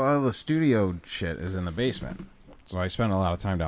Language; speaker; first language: English; native; English